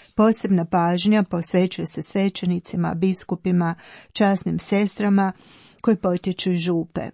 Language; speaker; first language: Croatian; native; Croatian